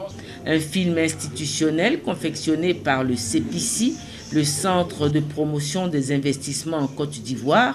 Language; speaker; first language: French; native; French